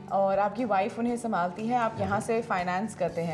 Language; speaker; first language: Hindi; native; Hindi